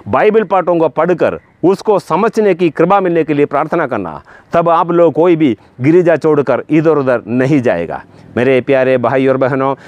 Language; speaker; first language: Hindi; non-native, local second language; Malayalam